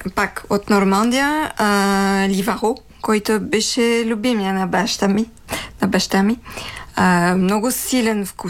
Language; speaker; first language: Bulgarian; non-native, fluent; French